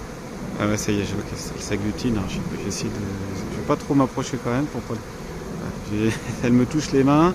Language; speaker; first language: French; native; French